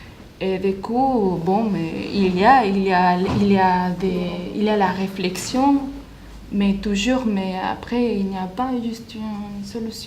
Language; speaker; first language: French; non-native, learner; Spanish